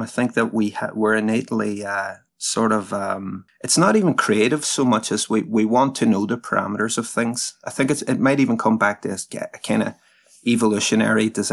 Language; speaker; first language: English; native; English